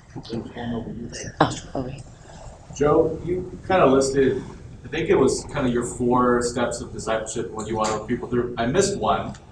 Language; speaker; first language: English; native; English